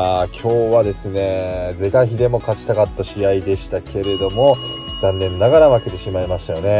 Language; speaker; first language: Japanese; native; Japanese